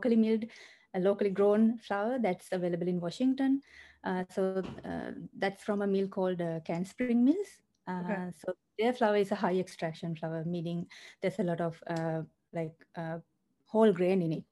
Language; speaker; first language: English; non-native, local second language; Sinhala